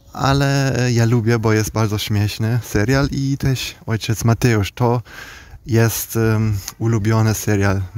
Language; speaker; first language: Polish; early bilingual, heritage; Polish